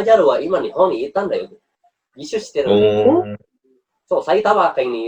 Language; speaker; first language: Japanese; non-native, learner; Indonesian